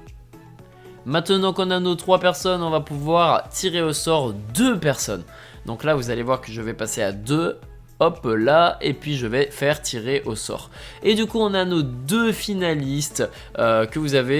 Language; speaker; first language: French; native; French